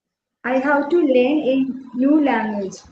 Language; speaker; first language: English; non-native, learner; Malayalam